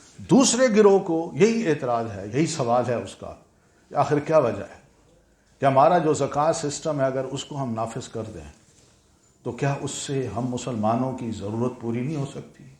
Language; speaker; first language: Urdu; native; Urdu